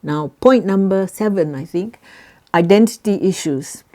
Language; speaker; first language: English; non-native, local second language; Malay